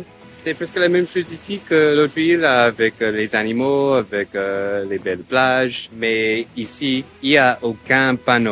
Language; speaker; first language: French; non-native, fluent; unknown